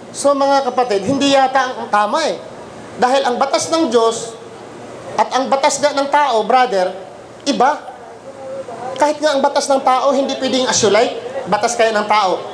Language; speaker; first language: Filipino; non-native, local second language; Cebuano